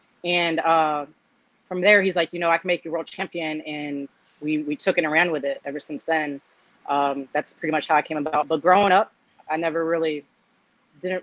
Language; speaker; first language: English; native; English